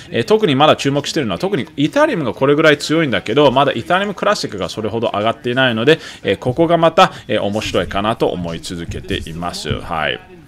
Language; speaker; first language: Japanese; early bilingual, other home language; English